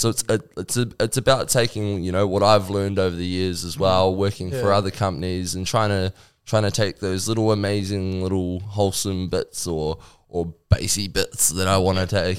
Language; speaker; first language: English; native; English